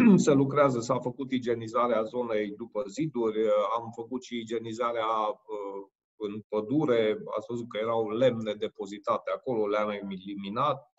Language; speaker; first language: Romanian; non-native, local second language; Hungarian